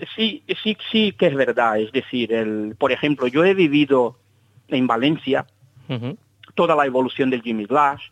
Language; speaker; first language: Spanish; early bilingual, other home language; Portuguese